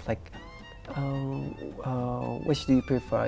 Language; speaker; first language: English; non-native, fluent; Indonesian